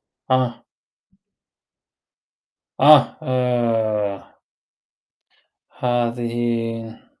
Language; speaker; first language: Arabic; non-native, learner; Norwegian